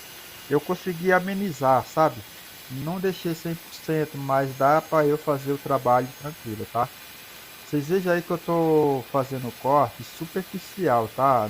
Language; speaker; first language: Portuguese; native; Portuguese